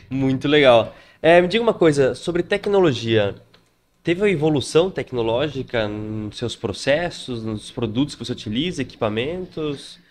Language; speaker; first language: Portuguese; native; Portuguese